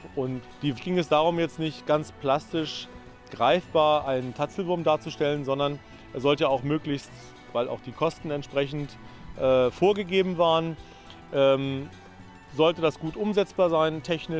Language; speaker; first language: German; native; German